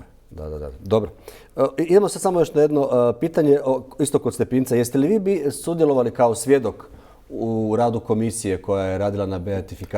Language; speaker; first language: Croatian; native; Croatian